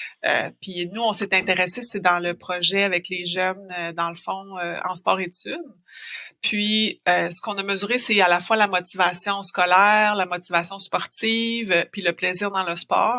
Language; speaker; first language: French; native; French